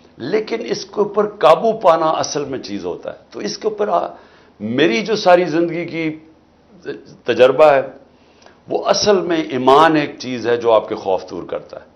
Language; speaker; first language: Urdu; native; Urdu